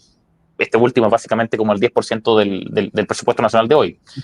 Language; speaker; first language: Spanish; native; Spanish